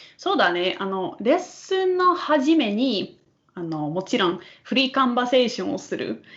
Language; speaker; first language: Japanese; non-native, fluent; English